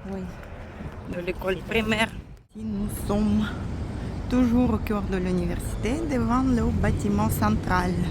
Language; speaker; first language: French; non-native, fluent; Russian